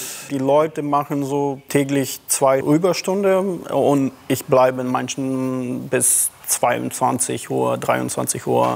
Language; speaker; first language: German; non-native, learner; Serbian